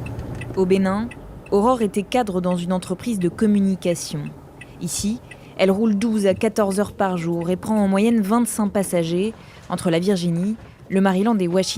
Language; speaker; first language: French; native; French